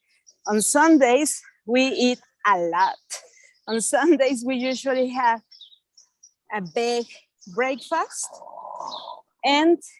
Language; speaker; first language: English; non-native, fluent; Spanish